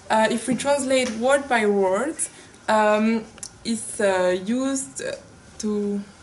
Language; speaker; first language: English; non-native, learner; French